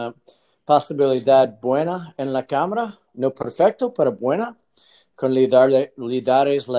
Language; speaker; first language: Spanish; non-native, learner; English